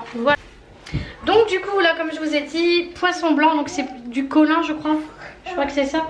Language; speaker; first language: French; native; French